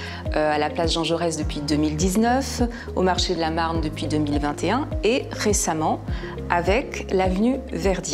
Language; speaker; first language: French; native; French